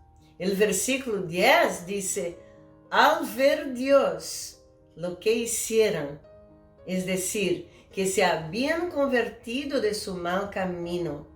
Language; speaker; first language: Spanish; non-native, fluent; Portuguese